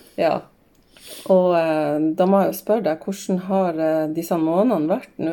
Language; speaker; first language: Norwegian; native; Norwegian